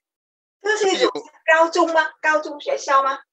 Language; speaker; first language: Chinese; non-native, learner; Vietnamese